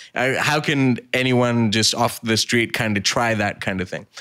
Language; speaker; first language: English; early bilingual, other home language; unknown